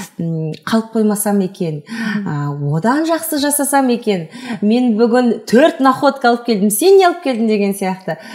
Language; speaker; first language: Kazakh; non-native, local second language; Russian